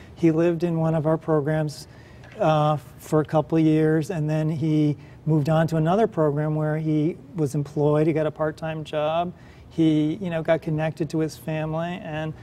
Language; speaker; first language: English; native; English